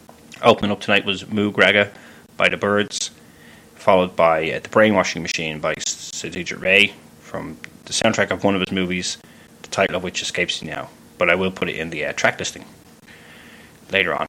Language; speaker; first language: English; native; English